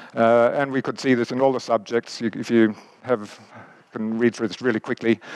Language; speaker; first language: English; native; English